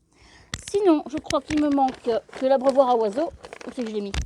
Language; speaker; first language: French; native; French